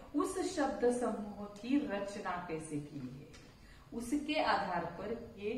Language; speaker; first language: Hindi; non-native, local second language; Marathi